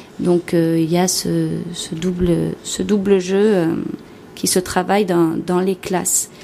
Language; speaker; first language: French; native; French